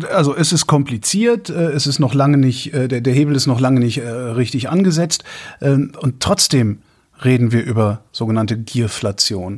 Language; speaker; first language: German; native; German